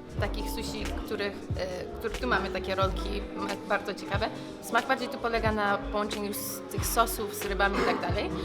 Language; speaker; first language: Polish; early bilingual, heritage; English